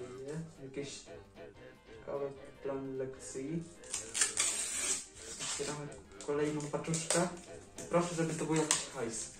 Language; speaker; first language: Polish; native; Polish